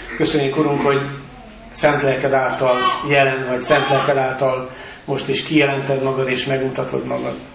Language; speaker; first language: Hungarian; native; Hungarian